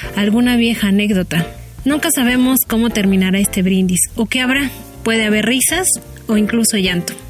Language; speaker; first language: Spanish; native; Spanish